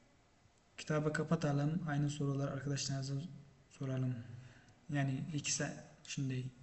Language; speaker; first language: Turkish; non-native, fluent; Uzbek